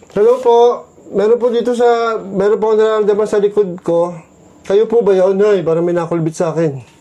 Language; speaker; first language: Filipino; native; Filipino